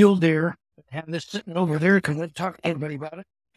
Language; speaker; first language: English; native; English